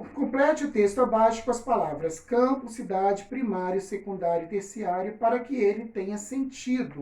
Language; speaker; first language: Portuguese; native; Portuguese